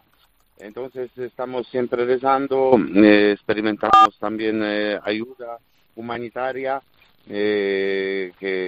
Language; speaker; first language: Spanish; non-native, fluent; Polish